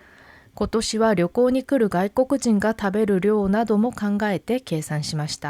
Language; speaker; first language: Japanese; non-native, fluent; Korean